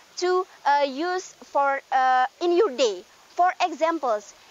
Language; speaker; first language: English; non-native, learner; Indonesian